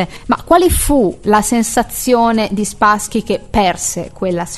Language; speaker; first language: Italian; native; Italian